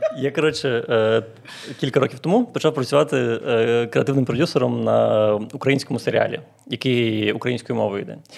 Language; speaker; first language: Ukrainian; non-native, local second language; Russian